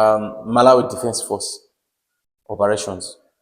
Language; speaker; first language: English; non-native, local second language; Nyanja